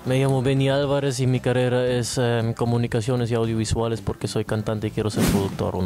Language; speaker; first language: Spanish; non-native, fluent; German